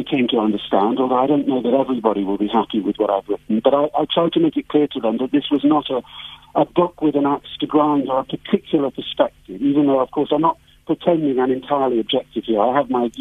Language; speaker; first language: English; native; English